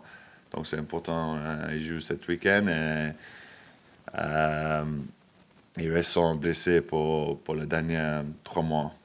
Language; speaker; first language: French; non-native, fluent; English